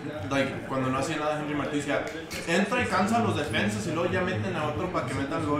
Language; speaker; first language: Spanish; early bilingual, heritage; Spanish